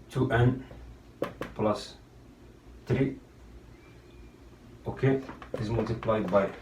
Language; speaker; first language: English; non-native, fluent; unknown